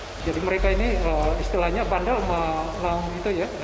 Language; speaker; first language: Indonesian; native; Indonesian